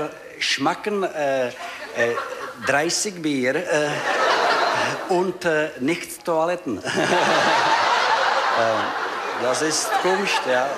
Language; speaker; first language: German; non-native, learner; Czech